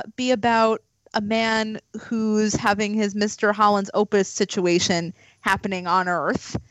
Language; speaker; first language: English; native; English